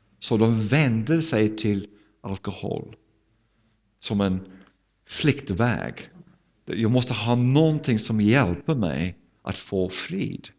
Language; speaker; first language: Swedish; non-native, fluent; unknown